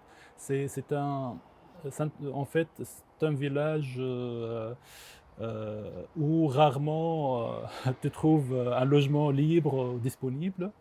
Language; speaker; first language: French; non-native, local second language; Arabic